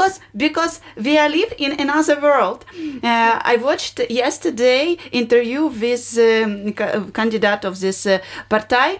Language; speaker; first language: English; non-native, learner; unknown